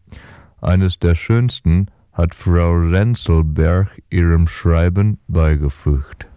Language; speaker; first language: German; native; German